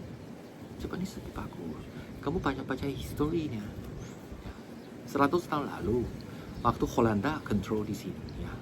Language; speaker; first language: Indonesian; non-native, fluent; Chinese